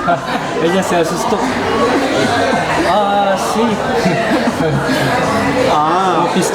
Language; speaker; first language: Spanish; non-native, fluent; Korean